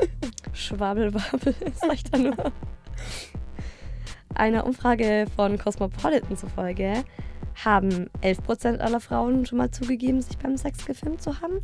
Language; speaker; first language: German; native; German